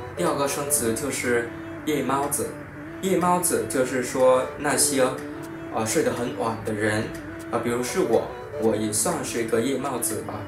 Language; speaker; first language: Chinese; non-native, fluent; Vietnamese